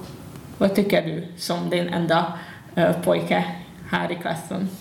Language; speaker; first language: Swedish; non-native, learner; Hungarian